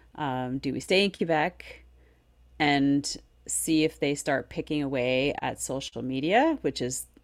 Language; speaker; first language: English; native; English